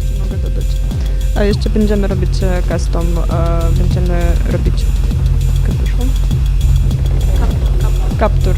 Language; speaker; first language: Polish; non-native, fluent; Ukrainian